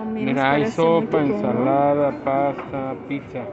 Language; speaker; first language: Spanish; native; Spanish